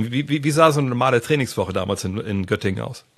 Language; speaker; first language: German; native; German